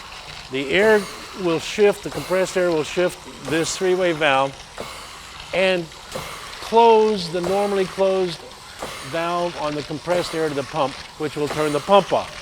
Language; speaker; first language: English; native; English